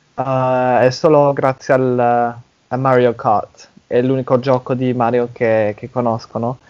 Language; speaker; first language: Italian; non-native, fluent; English